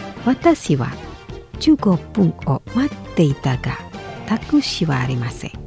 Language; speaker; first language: Japanese; non-native, fluent; Indonesian